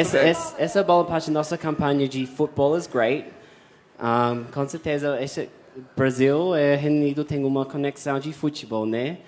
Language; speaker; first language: Portuguese; non-native, fluent; English